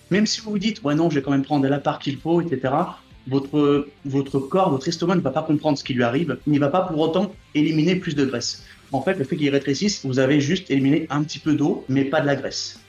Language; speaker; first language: French; native; French